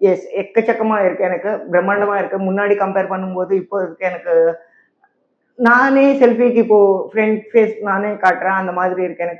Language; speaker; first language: Tamil; non-native, learner; Telugu